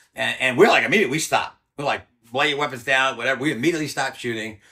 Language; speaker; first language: English; native; English